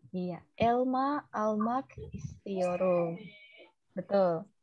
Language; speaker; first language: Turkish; non-native, fluent; Indonesian